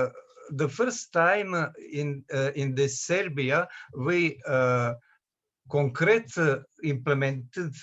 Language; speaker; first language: English; non-native, learner; Serbian